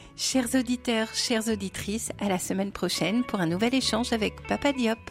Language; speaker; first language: French; native; French